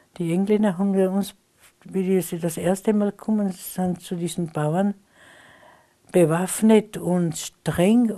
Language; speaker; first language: German; non-native, local second language; Slovenian